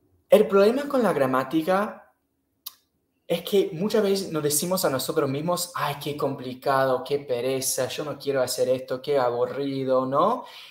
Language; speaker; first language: Spanish; non-native, fluent; English